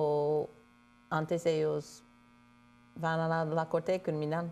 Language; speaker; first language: Spanish; non-native, fluent; English